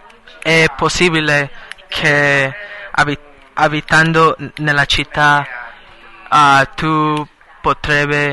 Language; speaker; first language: Italian; non-native, learner; English